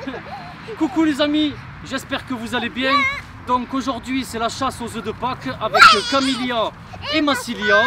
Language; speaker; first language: French; native; French